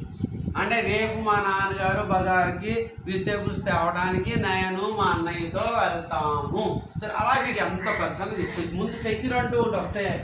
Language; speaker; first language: Telugu; native; Telugu